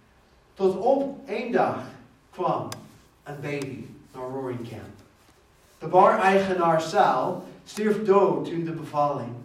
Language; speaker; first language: Dutch; non-native, fluent; English